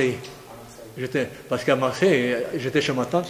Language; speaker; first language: French; non-native, fluent; Greek